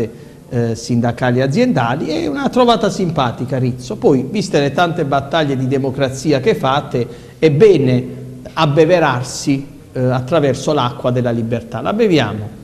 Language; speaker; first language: Italian; native; Italian